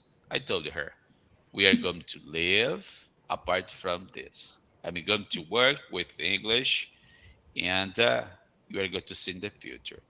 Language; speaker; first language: English; non-native, fluent; Portuguese